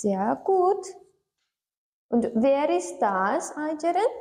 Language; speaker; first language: German; non-native, learner; Turkmen